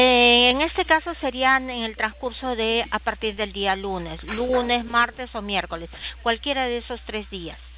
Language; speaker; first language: Spanish; native; Spanish